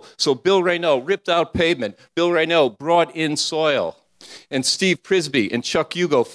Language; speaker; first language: English; native; English